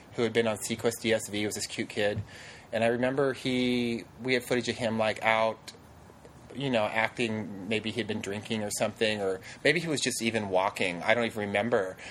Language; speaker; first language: English; native; English